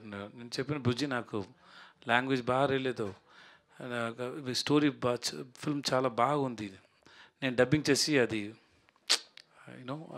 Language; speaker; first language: Telugu; non-native, learner; Tamil